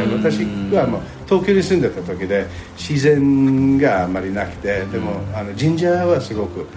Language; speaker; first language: Japanese; non-native, fluent; English